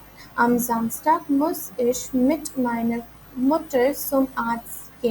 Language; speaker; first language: German; non-native, fluent; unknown